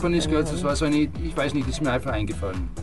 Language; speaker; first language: German; native; German